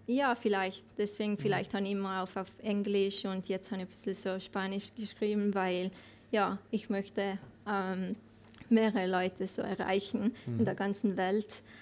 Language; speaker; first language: German; non-native, local second language; Italian